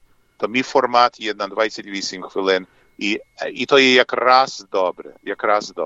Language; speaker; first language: Ukrainian; early bilingual, heritage; English